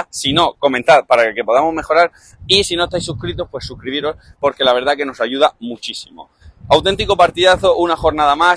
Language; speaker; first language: Spanish; native; Spanish